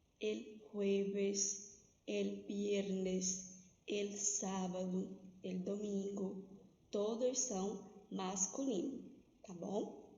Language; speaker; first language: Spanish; non-native, fluent; Portuguese